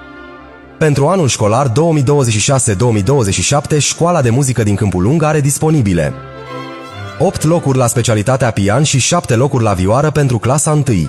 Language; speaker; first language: Romanian; native; Romanian